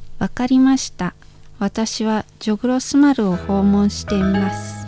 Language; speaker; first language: Japanese; non-native, fluent; Indonesian